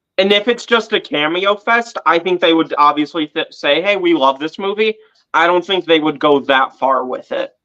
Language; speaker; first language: English; native; English